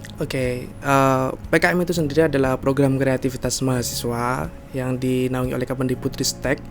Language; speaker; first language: Indonesian; native; Indonesian